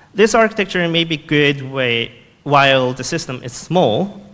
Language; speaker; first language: English; non-native, fluent; Korean